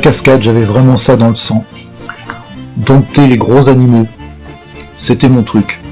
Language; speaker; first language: French; native; French